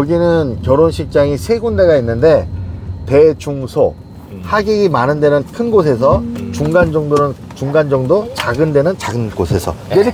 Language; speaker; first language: Korean; native; Korean